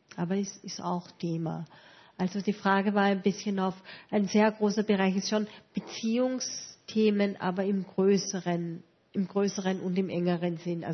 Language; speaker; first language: German; native; German